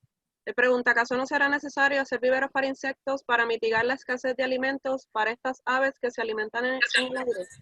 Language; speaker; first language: Spanish; native; Spanish